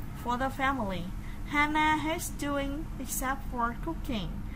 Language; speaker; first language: English; non-native, fluent; Vietnamese